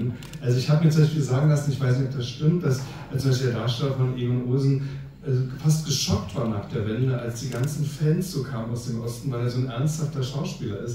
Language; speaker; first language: German; native; German